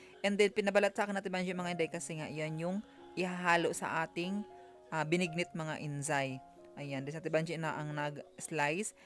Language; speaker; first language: Filipino; non-native, local second language; Cebuano